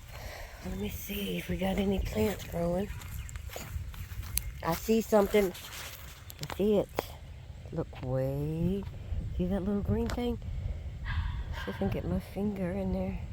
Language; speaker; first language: English; native; English